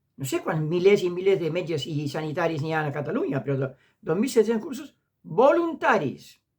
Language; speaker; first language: Catalan; non-native, fluent; Spanish